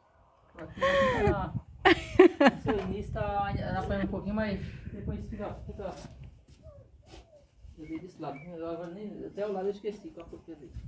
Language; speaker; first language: Portuguese; native; Portuguese